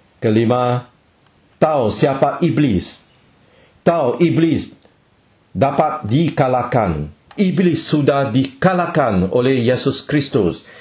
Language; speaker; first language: Malay; non-native, local second language; Chinese